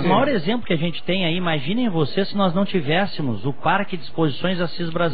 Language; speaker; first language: Portuguese; native; Portuguese